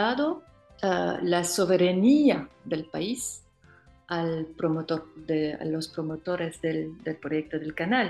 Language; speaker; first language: Spanish; non-native, fluent; French